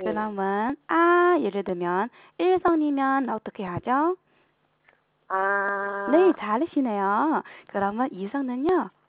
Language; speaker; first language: Korean; non-native, fluent; Chinese